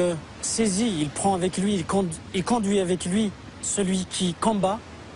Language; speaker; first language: French; non-native, local second language; Kabyle